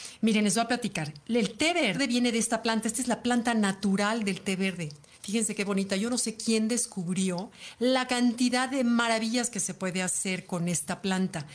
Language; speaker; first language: Spanish; native; Spanish